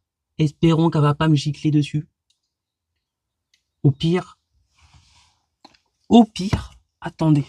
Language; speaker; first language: French; native; French